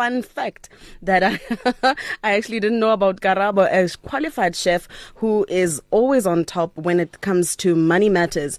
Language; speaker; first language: English; non-native, local second language; Tswana